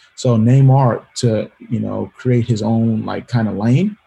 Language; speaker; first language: English; native; English